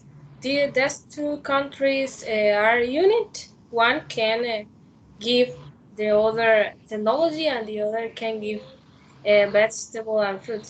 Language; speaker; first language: English; non-native, learner; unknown